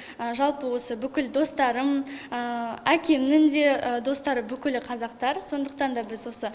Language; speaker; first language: Kazakh; non-native, local second language; Russian